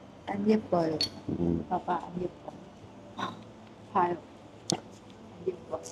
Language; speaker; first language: Korean; non-native, learner; Thai